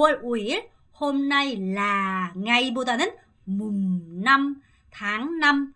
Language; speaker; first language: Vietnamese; non-native, fluent; Korean